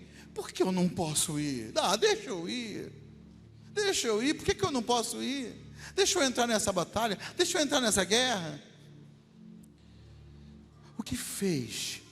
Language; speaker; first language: Portuguese; native; Portuguese